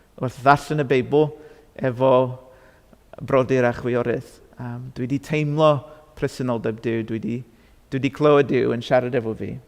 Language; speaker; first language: Welsh; non-native, fluent; English